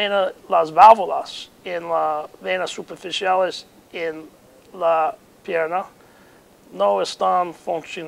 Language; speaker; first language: Spanish; non-native, learner; English